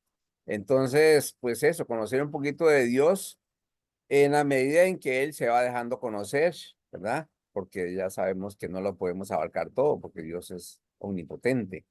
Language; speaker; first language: Spanish; native; Spanish